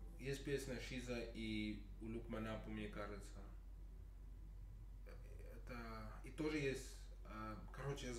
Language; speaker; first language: Russian; non-native, learner; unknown